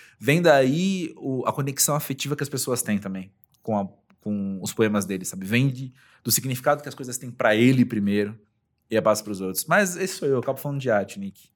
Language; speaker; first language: Portuguese; native; Portuguese